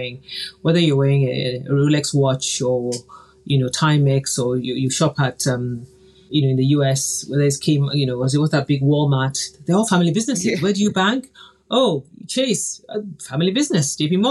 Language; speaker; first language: English; non-native, local second language; Yoruba